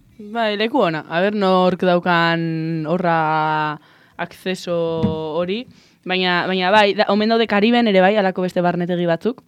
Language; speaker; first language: Basque; non-native, local second language; Spanish